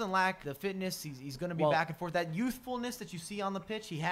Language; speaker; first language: English; native; English